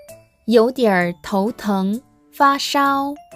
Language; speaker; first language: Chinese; non-native, fluent; Korean